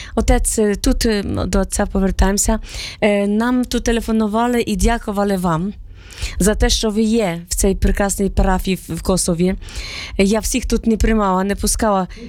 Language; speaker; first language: Ukrainian; native; Ukrainian